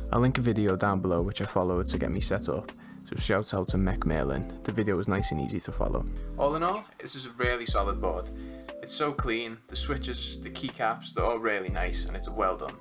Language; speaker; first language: English; native; English